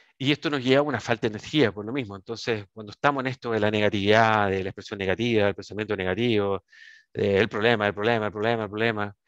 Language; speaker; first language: Spanish; native; Spanish